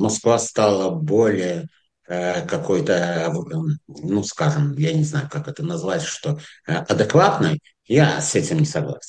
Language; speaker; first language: Russian; non-native, fluent; Azerbaijani